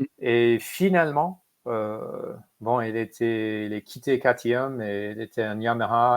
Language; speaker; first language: French; non-native, fluent; English